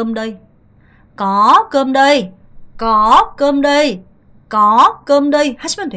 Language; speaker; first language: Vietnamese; non-native, fluent; Korean